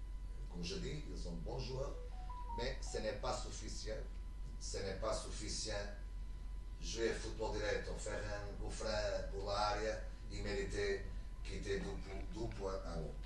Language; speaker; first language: French; non-native, learner; Portuguese